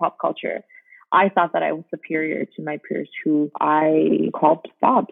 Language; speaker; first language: English; native; English